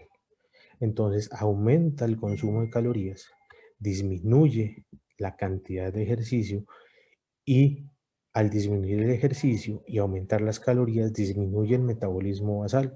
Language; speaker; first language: Spanish; native; Spanish